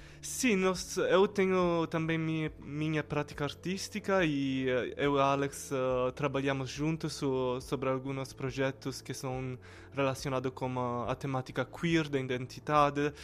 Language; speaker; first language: Portuguese; non-native, learner; Italian